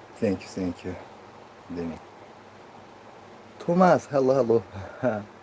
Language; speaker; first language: English; non-native, learner; Korean